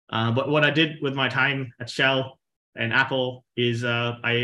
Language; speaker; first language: English; non-native, local second language; Punjabi